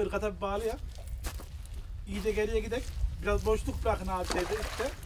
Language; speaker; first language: Turkish; native; Turkish